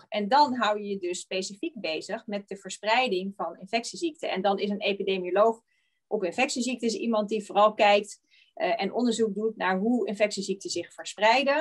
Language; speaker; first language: Dutch; native; Dutch